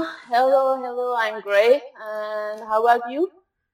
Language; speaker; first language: English; non-native, learner; Persian